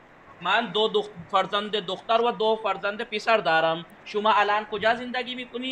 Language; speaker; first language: Persian; non-native, fluent; Urdu